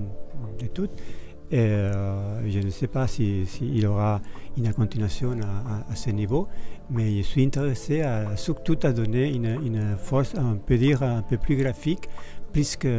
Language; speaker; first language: French; non-native, fluent; Spanish